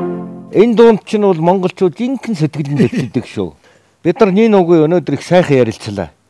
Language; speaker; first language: Mongolian; native; Mongolian